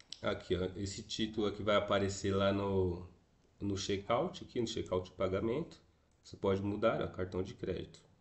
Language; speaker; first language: Portuguese; native; Portuguese